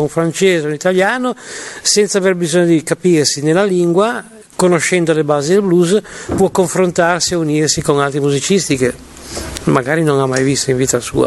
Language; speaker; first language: Italian; native; Italian